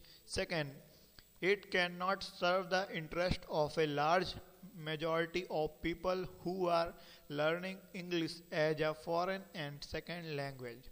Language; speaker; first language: English; non-native, local second language; Hindi